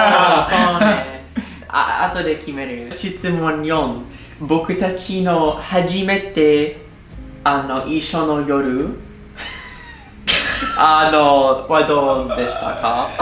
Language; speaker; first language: Japanese; non-native, learner; English